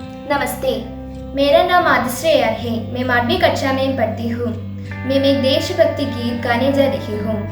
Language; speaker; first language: Hindi; non-native, local second language; Malayalam